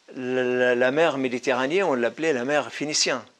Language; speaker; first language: French; non-native, fluent; Arabic